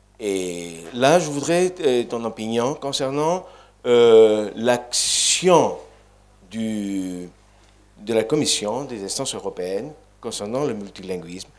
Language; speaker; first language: French; non-native, fluent; Greek